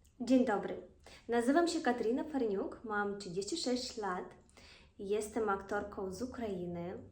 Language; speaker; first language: Polish; non-native, fluent; Ukrainian